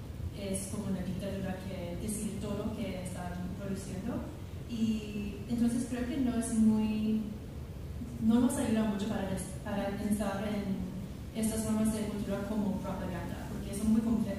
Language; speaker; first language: Spanish; non-native, fluent; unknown